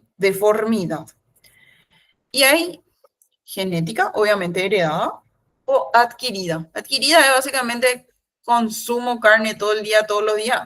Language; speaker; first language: Spanish; native; Spanish